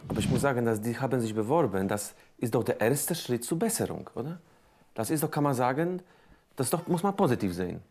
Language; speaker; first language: German; non-native, fluent; Polish